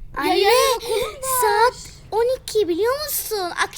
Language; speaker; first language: Turkish; early bilingual, heritage; Turkish